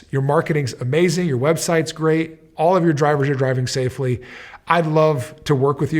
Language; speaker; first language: English; native; English